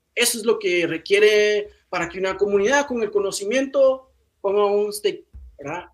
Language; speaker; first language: Spanish; native; Spanish